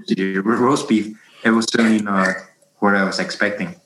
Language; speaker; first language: English; non-native, fluent; German